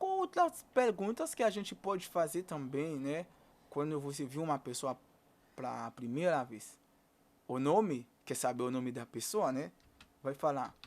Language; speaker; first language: Portuguese; non-native, fluent; Haitian Creole